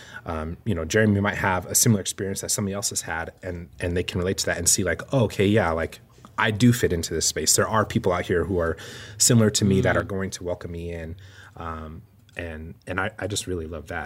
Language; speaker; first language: English; native; English